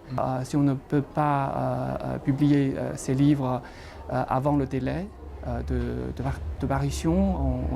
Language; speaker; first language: French; non-native, fluent; Chinese